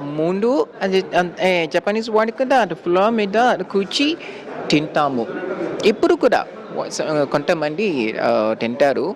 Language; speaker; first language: Telugu; non-native, learner; Japanese